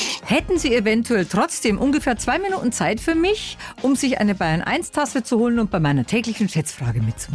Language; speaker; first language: German; native; German